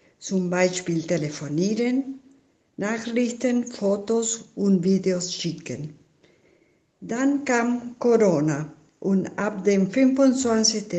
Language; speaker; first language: German; non-native, fluent; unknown